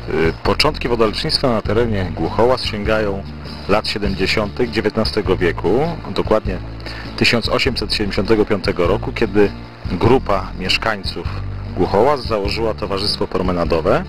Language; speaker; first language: Polish; native; Polish